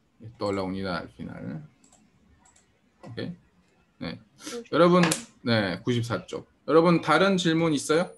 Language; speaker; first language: Korean; early bilingual, heritage; Korean